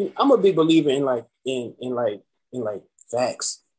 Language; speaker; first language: English; native; English